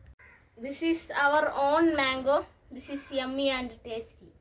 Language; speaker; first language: English; non-native, learner; Malayalam